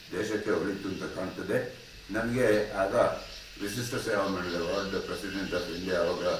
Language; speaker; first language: Kannada; non-native, local second language; Kodava